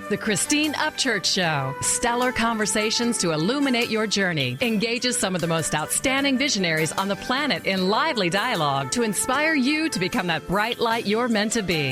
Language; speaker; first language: English; native; English